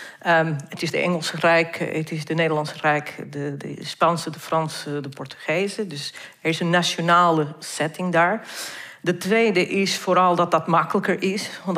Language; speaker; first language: Dutch; non-native, fluent; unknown